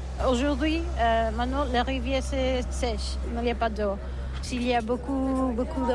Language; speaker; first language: French; non-native, learner; Catalan